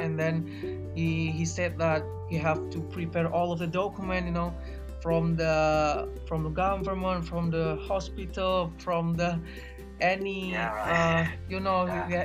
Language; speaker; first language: English; non-native, learner; Indonesian